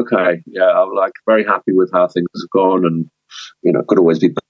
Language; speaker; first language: English; native; English